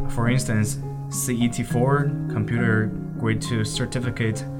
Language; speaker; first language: English; non-native, fluent; Chinese